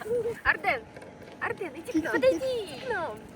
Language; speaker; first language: Russian; native; Russian